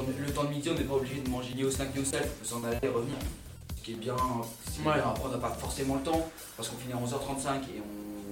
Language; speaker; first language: French; native; French